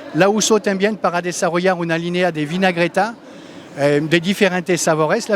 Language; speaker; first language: Spanish; non-native, fluent; French